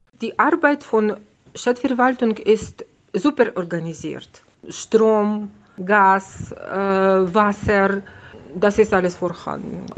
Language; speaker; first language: German; non-native, fluent; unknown